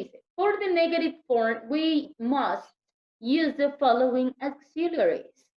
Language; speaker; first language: English; non-native, learner; Spanish